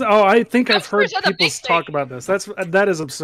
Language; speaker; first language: English; native; English